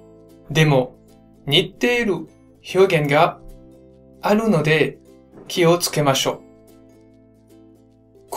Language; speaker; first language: Japanese; non-native, fluent; French